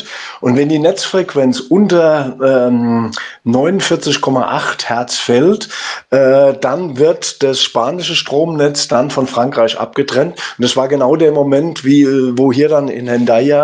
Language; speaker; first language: German; native; German